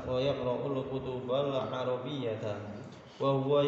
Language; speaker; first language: Arabic; non-native, learner; Indonesian